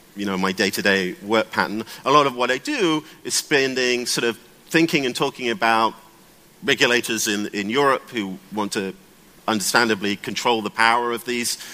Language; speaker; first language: English; native; English